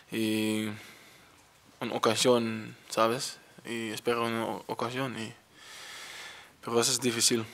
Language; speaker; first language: Spanish; non-native, learner; Dutch